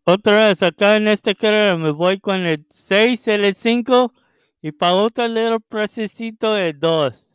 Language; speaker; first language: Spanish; early bilingual, heritage; Spanish